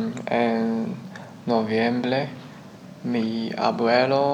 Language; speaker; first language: Spanish; non-native, learner; Chinese